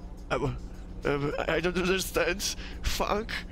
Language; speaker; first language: English; non-native, learner; Polish